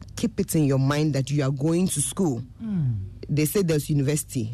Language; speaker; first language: English; non-native, local second language; Akan